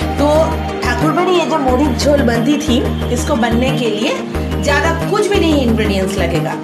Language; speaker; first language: Hindi; non-native, local second language; Bangla